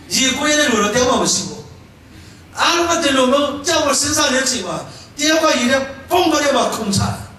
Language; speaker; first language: Burmese; non-native, local second language; Hakha Chin